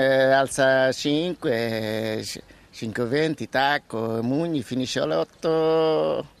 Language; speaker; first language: Italian; non-native, learner; Bangla